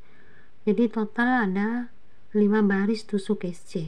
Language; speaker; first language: Indonesian; native; Indonesian